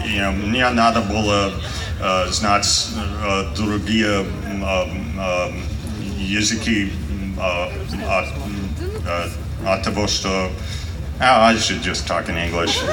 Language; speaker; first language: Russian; non-native, learner; English